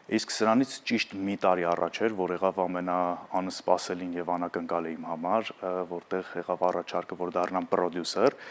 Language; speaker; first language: Armenian; early bilingual, heritage; Armenian